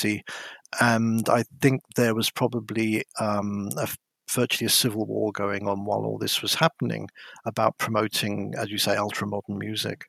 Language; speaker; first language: English; native; English